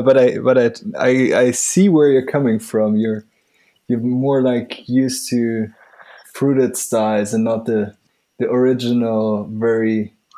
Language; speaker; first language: English; non-native, fluent; German